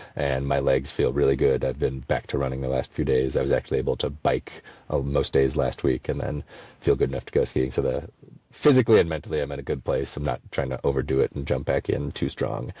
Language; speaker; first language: English; native; English